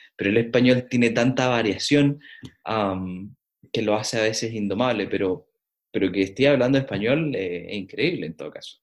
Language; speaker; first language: Spanish; native; Spanish